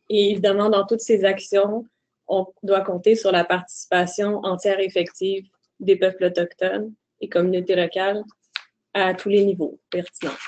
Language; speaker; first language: French; native; French